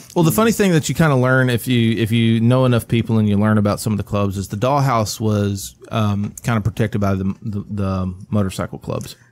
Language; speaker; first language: English; native; English